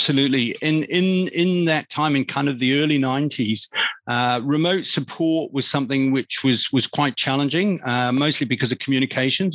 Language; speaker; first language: English; native; English